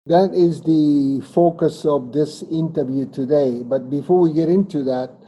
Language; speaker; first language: English; non-native, fluent; Japanese